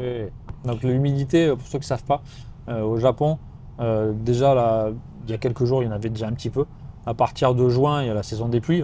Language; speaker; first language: French; native; French